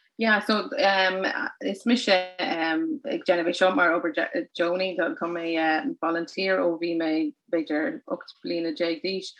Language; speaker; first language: Irish; non-native, local second language; English